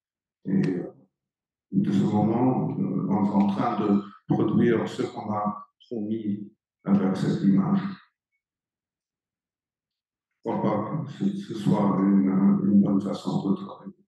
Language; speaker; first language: French; non-native, fluent; English